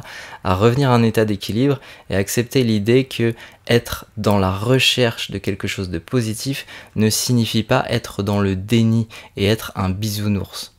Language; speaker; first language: French; native; French